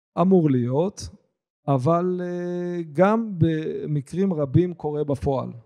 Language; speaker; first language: Hebrew; native; Hebrew